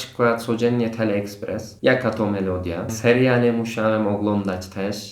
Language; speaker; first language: Polish; non-native, fluent; Turkish